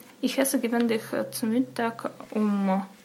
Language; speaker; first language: German; non-native, learner; Russian